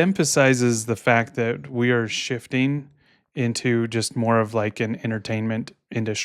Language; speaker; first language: English; native; English